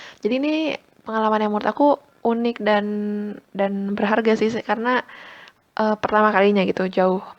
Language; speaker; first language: Indonesian; native; Indonesian